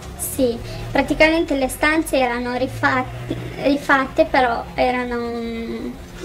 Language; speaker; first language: Italian; non-native, fluent; Romanian